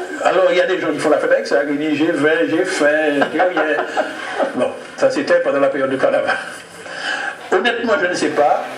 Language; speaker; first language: French; native; French